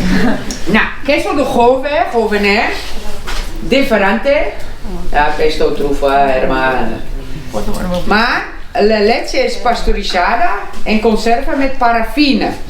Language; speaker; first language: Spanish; non-native, learner; Dutch